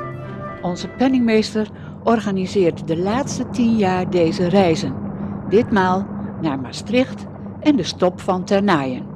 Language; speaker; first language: Dutch; native; Dutch